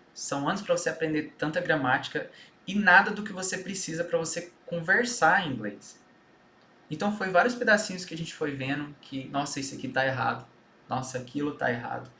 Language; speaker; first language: Portuguese; early bilingual, heritage; Portuguese